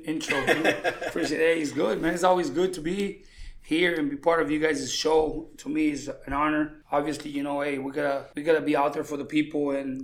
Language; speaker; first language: English; early bilingual, other home language; Spanish